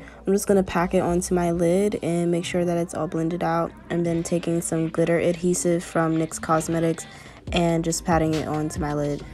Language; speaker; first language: English; native; English